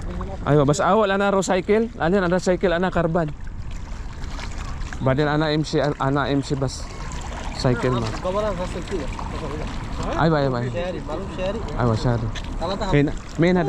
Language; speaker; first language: Arabic; non-native, learner; Filipino